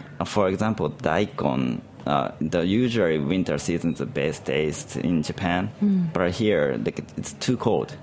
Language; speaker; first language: English; non-native, learner; Japanese